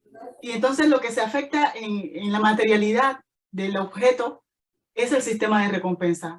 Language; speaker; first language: Spanish; native; Spanish